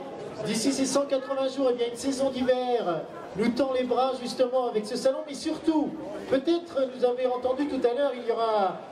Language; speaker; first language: French; native; French